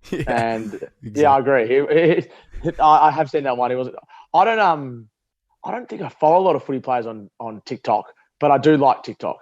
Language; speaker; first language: English; native; English